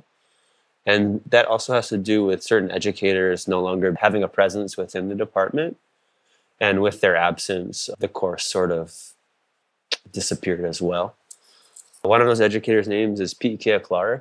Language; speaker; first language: English; native; English